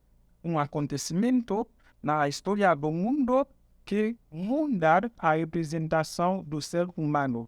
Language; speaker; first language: Portuguese; non-native, fluent; Haitian Creole